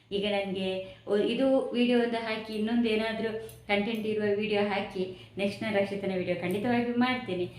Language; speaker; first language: Kannada; native; Kannada